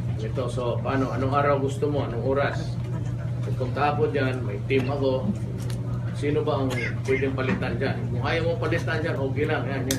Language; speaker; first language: Filipino; non-native, local second language; Cebuano